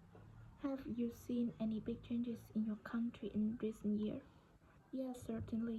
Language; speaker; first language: English; non-native, learner; Vietnamese